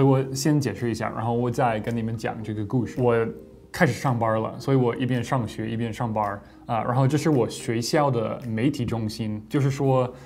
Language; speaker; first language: Chinese; non-native, fluent; English